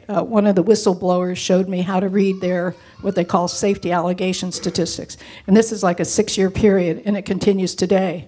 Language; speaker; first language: English; native; English